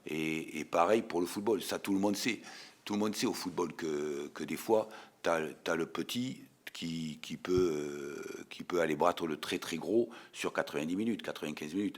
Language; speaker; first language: French; native; French